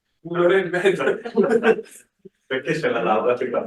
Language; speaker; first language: Italian; native; Italian